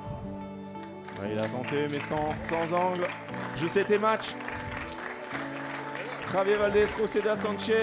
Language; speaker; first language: French; native; French